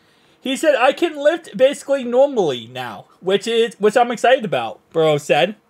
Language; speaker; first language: English; native; English